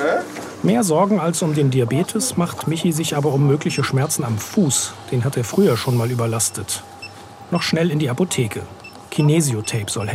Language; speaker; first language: German; native; German